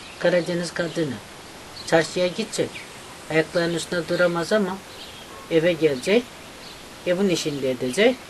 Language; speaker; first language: Turkish; native; Turkish